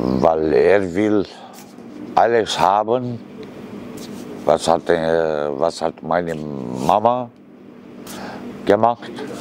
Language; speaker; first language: German; non-native, learner; Romanian